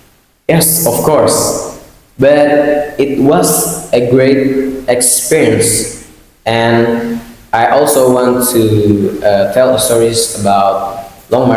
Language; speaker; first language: English; non-native, learner; Indonesian